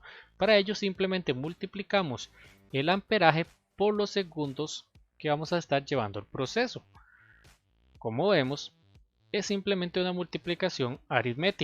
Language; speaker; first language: Spanish; native; Spanish